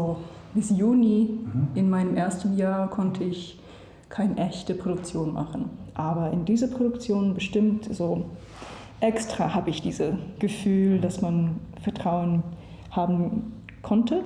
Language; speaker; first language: German; non-native, learner; English